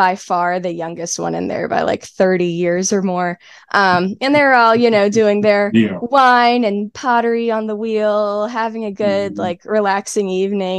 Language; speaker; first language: English; native; English